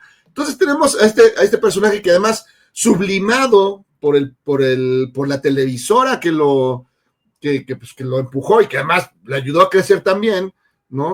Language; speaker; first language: Spanish; native; Spanish